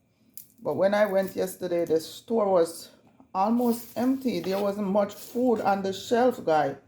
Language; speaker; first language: English; non-native, local second language; Jamaican Creole English